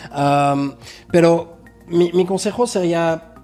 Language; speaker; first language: Spanish; non-native, fluent; French